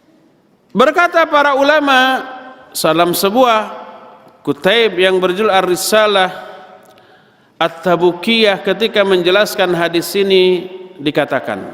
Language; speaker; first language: Indonesian; native; Indonesian